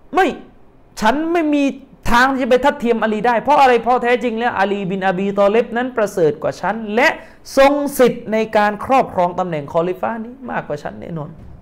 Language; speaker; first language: Thai; native; Thai